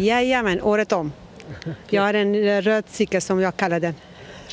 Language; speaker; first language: Swedish; non-native, learner; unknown